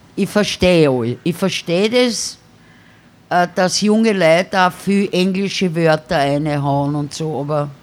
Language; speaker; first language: German; native; German